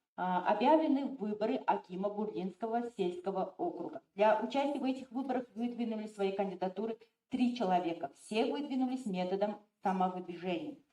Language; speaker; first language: Russian; non-native, local second language; Kazakh